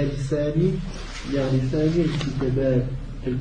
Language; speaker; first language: Arabic; non-native, learner; French